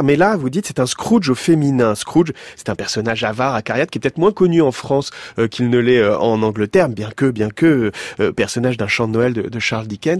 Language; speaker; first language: French; native; French